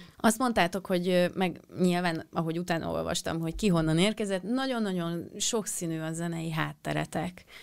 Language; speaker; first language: Hungarian; native; Hungarian